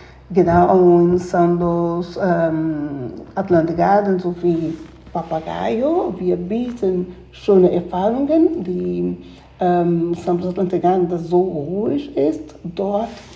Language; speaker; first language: German; non-native, fluent; Portuguese